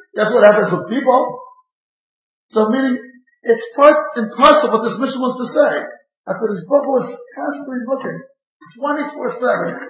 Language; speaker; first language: English; native; English